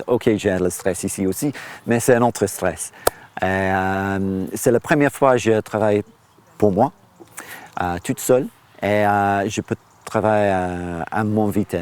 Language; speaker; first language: French; non-native, learner; English